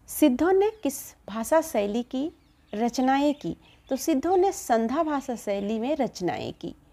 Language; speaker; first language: Hindi; native; Hindi